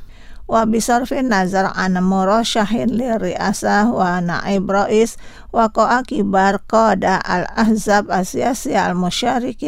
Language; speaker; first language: Arabic; non-native, fluent; Indonesian